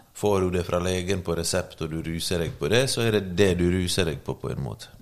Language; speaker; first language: Norwegian; early bilingual, other home language; Bosnian